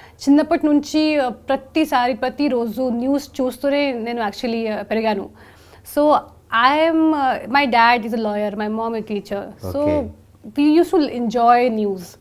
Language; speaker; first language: Telugu; non-native, learner; Hindi